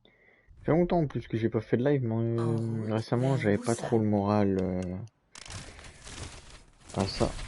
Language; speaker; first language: French; native; French